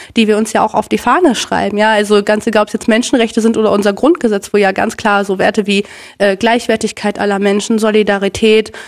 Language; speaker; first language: German; native; German